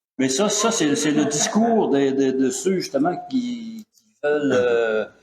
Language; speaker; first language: French; native; French